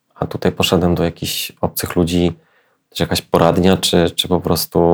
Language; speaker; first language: Polish; native; Polish